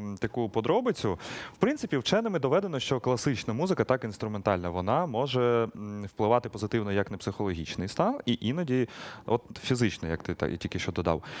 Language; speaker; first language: Ukrainian; native; Ukrainian